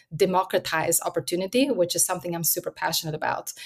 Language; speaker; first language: English; early bilingual, other home language; Albanian